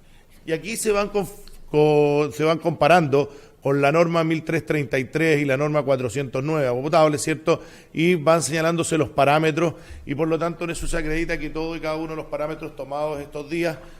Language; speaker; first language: Spanish; native; Spanish